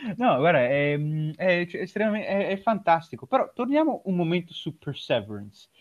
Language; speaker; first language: Italian; native; Italian